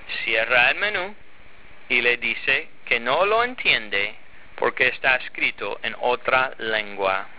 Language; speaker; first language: Spanish; non-native, fluent; English